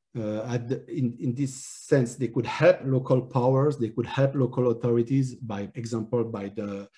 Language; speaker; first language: English; non-native, fluent; French